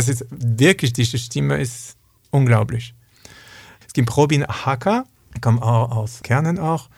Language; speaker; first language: German; non-native, learner; French